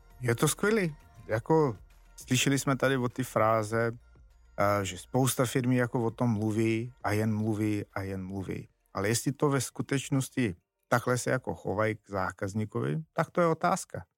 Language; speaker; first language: Czech; non-native, fluent; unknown